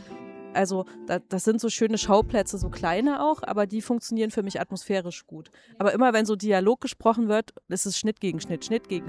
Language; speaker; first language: German; native; German